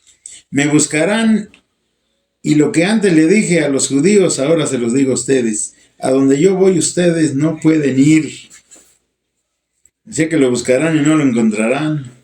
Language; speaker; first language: Spanish; native; Spanish